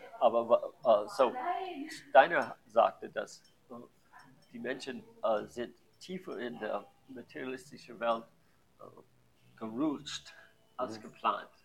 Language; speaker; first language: German; non-native, learner; English